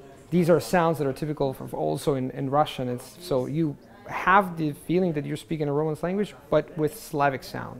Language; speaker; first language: English; non-native, fluent; Italian